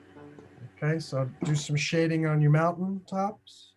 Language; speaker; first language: English; native; English